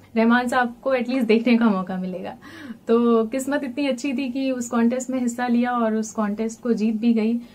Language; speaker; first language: Hindi; native; Hindi